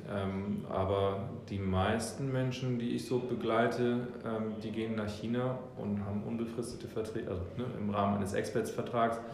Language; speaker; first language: German; early bilingual, other home language; English